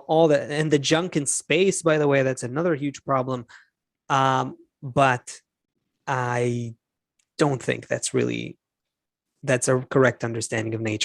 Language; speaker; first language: English; non-native, fluent; Hebrew